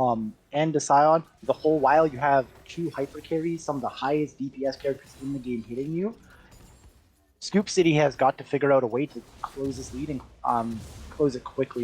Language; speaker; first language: English; native; English